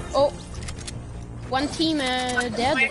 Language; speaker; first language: English; non-native, learner; French